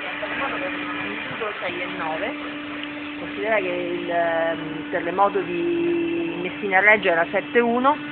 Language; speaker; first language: Italian; native; Italian